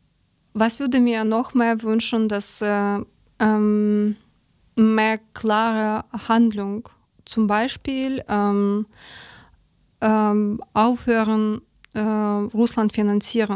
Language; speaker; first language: German; non-native, learner; Ukrainian